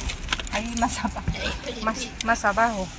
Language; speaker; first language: Spanish; non-native, learner; Filipino